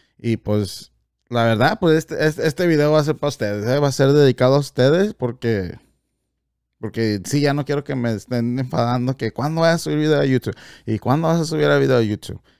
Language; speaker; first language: Spanish; early bilingual, heritage; Spanish